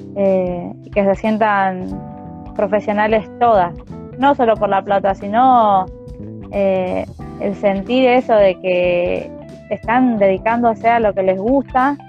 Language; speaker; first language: Spanish; native; Spanish